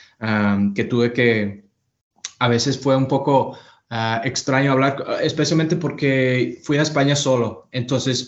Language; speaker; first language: Spanish; non-native, fluent; English